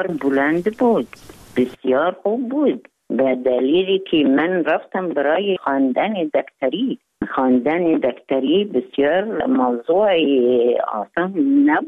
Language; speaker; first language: Persian; non-native, learner; Arabic